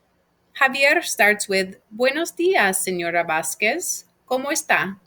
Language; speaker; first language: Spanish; non-native, fluent; English